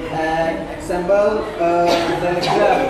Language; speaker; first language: English; non-native, learner; Indonesian